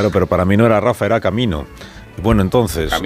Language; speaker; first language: Spanish; native; Spanish